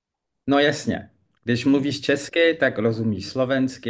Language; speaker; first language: Czech; early bilingual, heritage; French